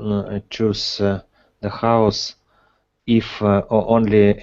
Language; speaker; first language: English; non-native, learner; Russian